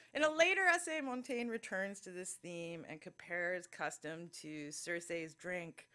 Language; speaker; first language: English; native; English